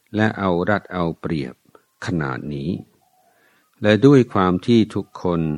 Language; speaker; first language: Thai; non-native, fluent; English